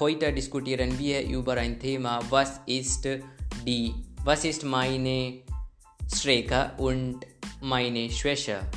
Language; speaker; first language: German; non-native, learner; Hindi